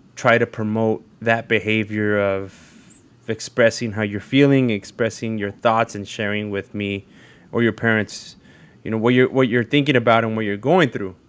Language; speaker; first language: English; early bilingual, other home language; Spanish